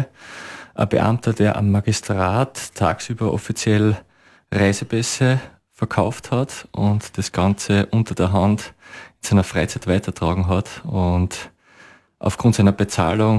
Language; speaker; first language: German; native; German